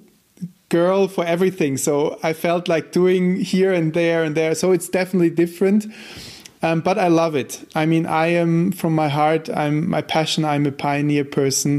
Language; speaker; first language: English; non-native, fluent; German